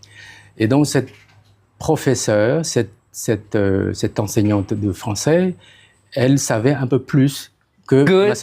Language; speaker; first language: French; non-native, fluent; Khmer